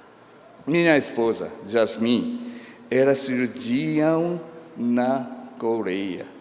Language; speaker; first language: Portuguese; non-native, fluent; Korean